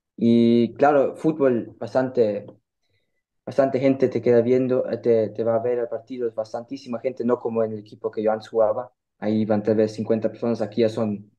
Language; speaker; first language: Spanish; early bilingual, heritage; German